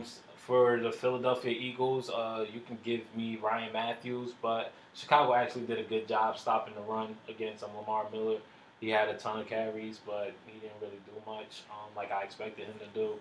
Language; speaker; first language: English; native; English